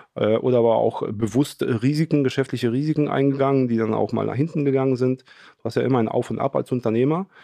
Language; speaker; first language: German; early bilingual, other home language; Polish